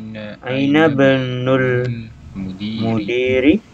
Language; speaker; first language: Arabic; non-native, learner; Indonesian